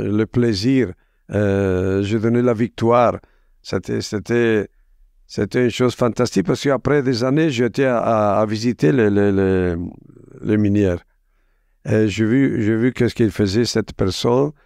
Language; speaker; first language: French; non-native, fluent; Italian